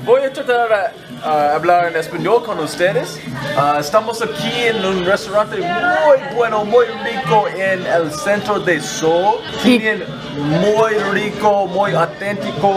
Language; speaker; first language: Spanish; non-native, learner; English